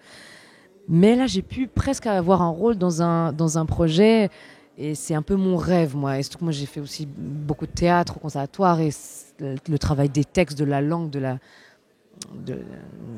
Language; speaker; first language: French; native; French